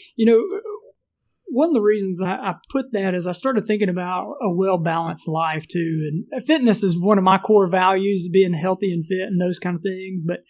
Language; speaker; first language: English; native; English